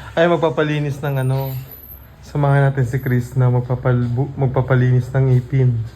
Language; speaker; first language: Filipino; native; Filipino